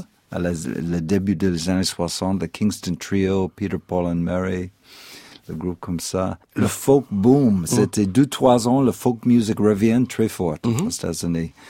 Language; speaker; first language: French; non-native, fluent; English